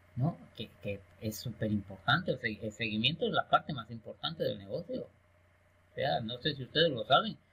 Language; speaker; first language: Spanish; native; Spanish